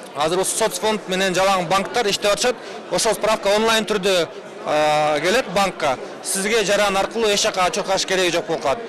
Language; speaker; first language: Kyrgyz; native; Kyrgyz